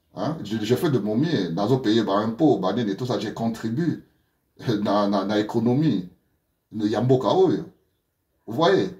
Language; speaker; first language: French; non-native, local second language; Lingala